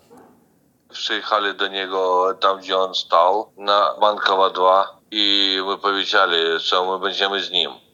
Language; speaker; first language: Polish; non-native, learner; Ukrainian